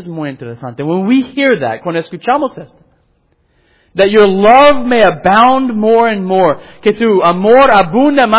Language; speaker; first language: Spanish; non-native, learner; English